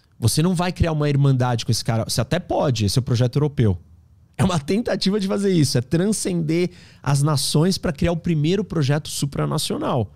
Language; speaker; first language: Portuguese; native; Portuguese